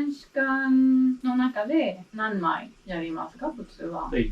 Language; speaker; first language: Japanese; non-native, learner; English